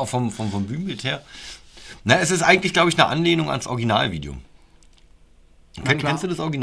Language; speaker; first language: German; native; German